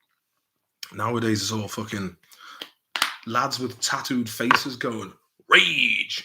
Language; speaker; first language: English; native; English